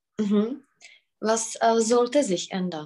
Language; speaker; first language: German; non-native, fluent; Czech